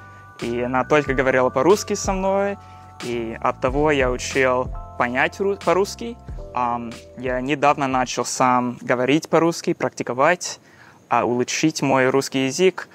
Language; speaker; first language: Russian; non-native, learner; English